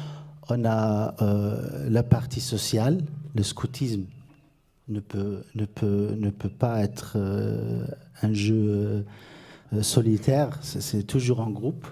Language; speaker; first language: French; non-native, fluent; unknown